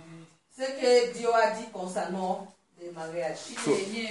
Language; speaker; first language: French; non-native, learner; Swahili